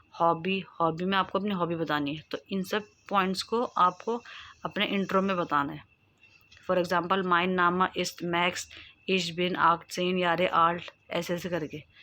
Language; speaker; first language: Hindi; native; Hindi